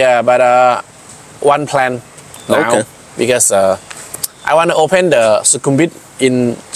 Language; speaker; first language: English; non-native, learner; Thai